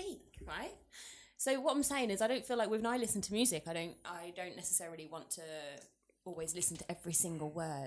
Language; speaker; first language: English; native; English